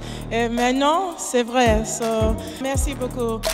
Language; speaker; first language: French; non-native, learner; English